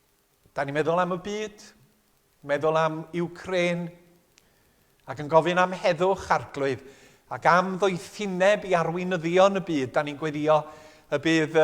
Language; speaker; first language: Welsh; native; Welsh